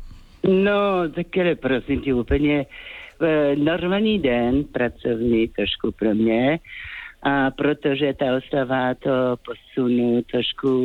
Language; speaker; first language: Czech; non-native, fluent; French